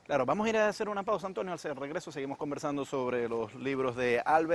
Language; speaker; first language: Spanish; native; Spanish